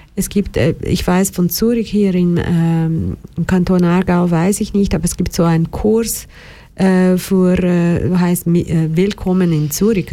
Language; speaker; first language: German; non-native, fluent; Portuguese